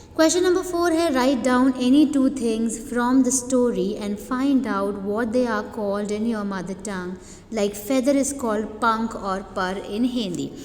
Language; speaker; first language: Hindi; native; Hindi